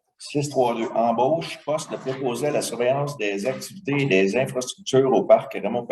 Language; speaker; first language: French; native; French